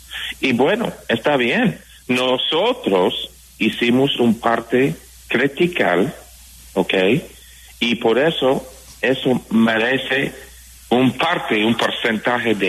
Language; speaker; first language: Spanish; non-native, fluent; English